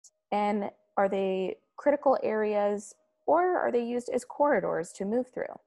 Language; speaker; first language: English; native; English